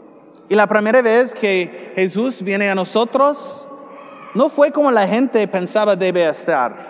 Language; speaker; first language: Spanish; non-native, learner; English